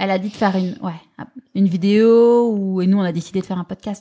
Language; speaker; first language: French; native; French